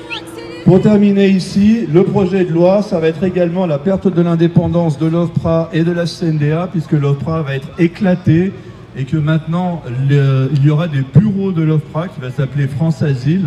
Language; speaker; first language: French; native; French